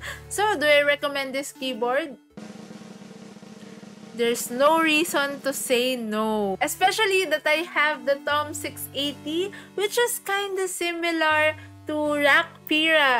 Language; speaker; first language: English; non-native, local second language; Filipino